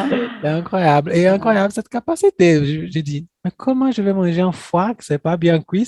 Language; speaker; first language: French; non-native, fluent; Portuguese